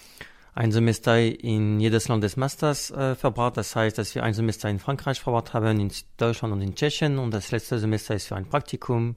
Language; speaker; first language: German; non-native, fluent; French